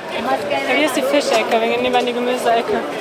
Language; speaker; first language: German; native; German